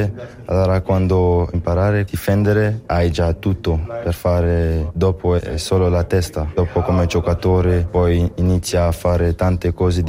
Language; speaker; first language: Italian; non-native, local second language; French